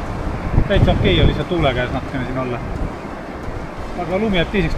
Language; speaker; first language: Estonian; native; Estonian